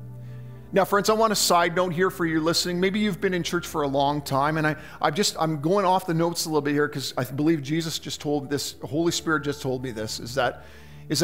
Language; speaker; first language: English; native; English